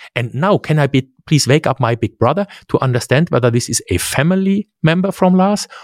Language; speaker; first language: English; non-native, fluent; German